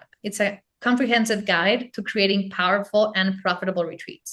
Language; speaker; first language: English; non-native, fluent; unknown